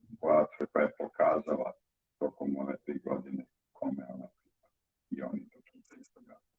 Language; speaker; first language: Serbian; native; Serbian